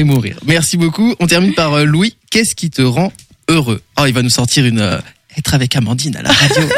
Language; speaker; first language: French; native; French